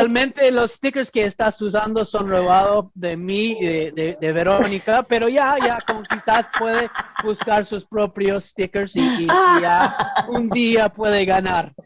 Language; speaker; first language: Spanish; non-native, fluent; English